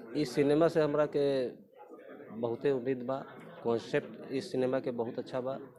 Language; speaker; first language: Bhojpuri; non-native, local second language; Hindi